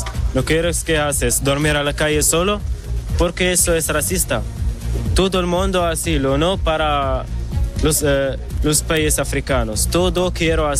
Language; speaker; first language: Spanish; non-native, learner; Arabic